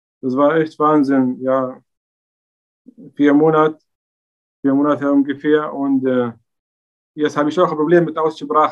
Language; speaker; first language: German; non-native, learner; Arabic